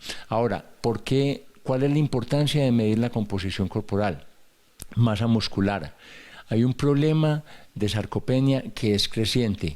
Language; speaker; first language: Spanish; native; Spanish